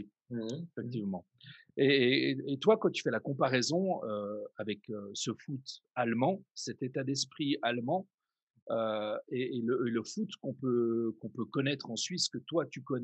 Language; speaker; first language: French; native; French